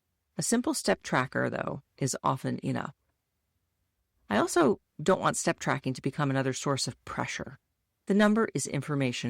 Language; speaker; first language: English; native; English